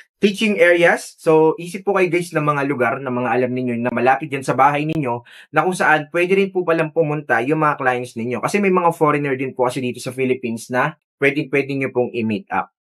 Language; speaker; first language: Filipino; native; Filipino